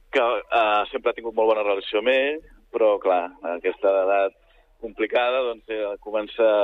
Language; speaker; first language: Catalan; native; Catalan